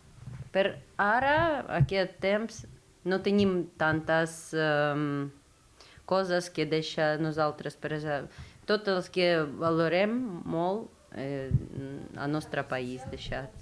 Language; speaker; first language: Catalan; non-native, learner; Ukrainian